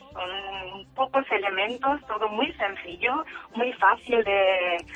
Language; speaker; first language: Spanish; early bilingual, heritage; German